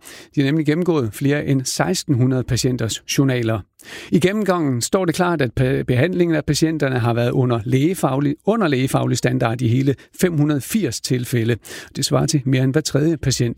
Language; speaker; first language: Danish; native; Danish